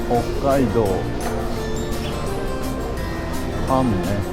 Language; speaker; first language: Japanese; native; Japanese